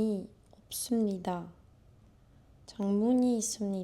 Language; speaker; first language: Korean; non-native, learner; French